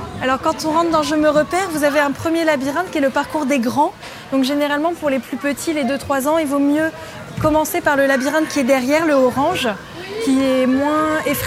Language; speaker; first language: French; native; French